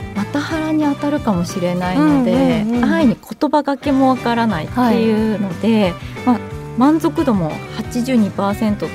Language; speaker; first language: Japanese; native; Japanese